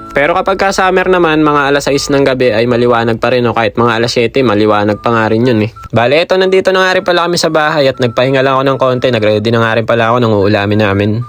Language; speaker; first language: Filipino; native; Filipino